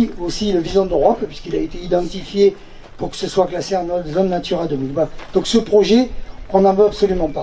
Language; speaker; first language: French; native; French